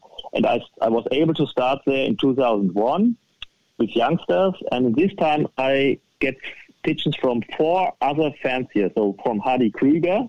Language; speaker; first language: English; non-native, fluent; German